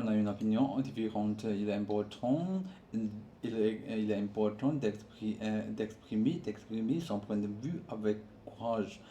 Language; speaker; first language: French; non-native, learner; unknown